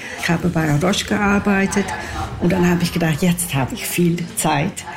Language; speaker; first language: German; non-native, fluent; English